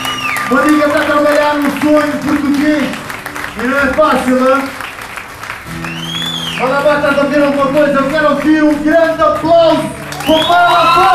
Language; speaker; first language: Portuguese; native; Portuguese